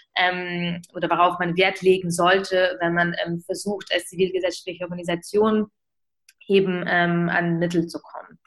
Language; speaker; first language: German; early bilingual, other home language; Ukrainian